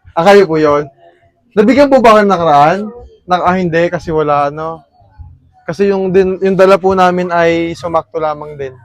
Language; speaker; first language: Filipino; native; Filipino